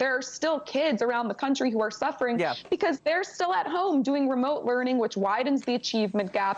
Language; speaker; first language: English; native; English